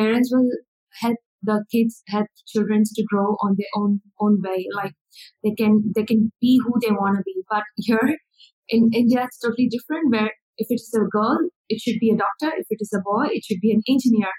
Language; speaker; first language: English; non-native, local second language; Tamil